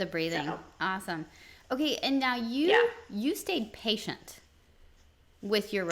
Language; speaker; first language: English; native; English